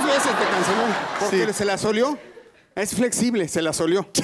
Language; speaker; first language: Spanish; native; Spanish